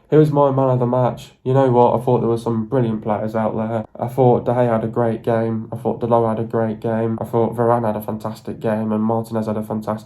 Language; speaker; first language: English; native; English